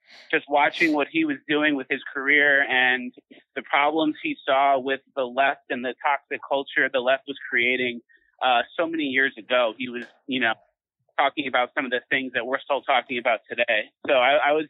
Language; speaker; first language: English; native; English